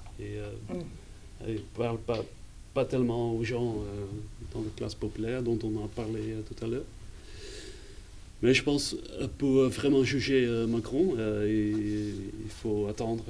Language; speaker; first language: French; non-native, fluent; Dutch